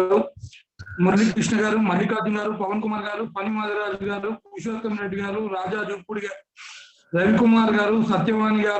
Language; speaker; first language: Telugu; native; Telugu